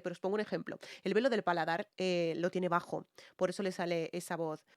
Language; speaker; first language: Spanish; native; Spanish